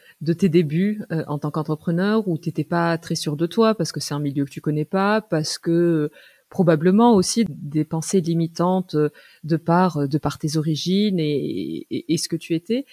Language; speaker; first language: French; native; French